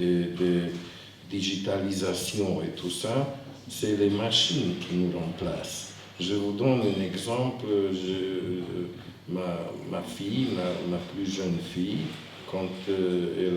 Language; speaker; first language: French; non-native, fluent; Hungarian